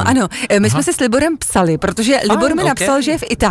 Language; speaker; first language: Czech; native; Czech